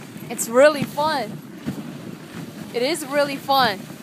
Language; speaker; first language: English; non-native, learner; Japanese